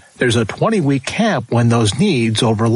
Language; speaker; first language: English; native; English